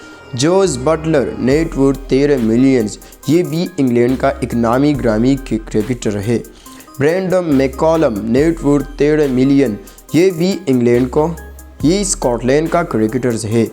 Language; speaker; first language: Hindi; native; Hindi